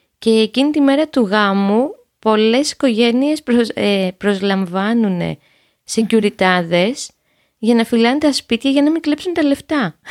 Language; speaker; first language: Greek; native; Greek